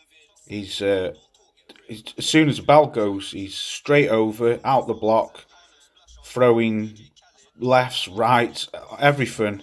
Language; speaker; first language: English; native; English